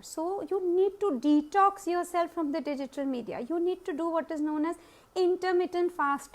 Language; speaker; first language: English; non-native, local second language; Hindi